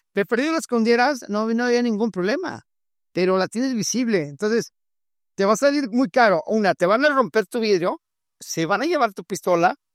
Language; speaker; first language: Spanish; native; Spanish